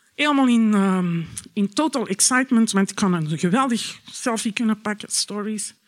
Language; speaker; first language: Dutch; native; Dutch